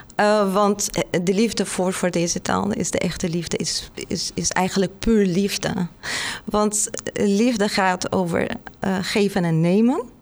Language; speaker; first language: Dutch; non-native, fluent; Arabic